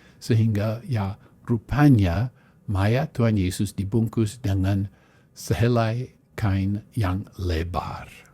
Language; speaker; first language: Malay; non-native, fluent; English